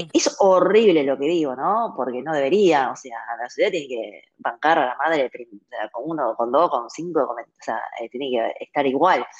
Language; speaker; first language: Spanish; early bilingual, other home language; Chinese